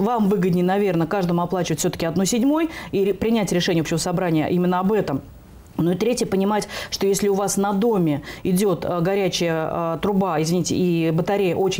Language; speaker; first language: Russian; native; Russian